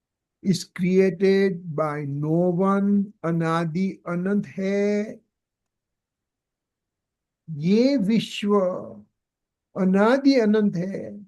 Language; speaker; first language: Hindi; non-native, local second language; Gujarati